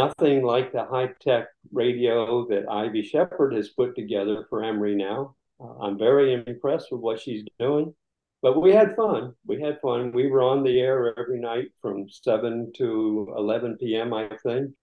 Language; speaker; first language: English; native; English